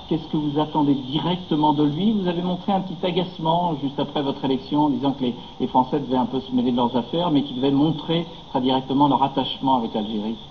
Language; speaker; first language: French; native; French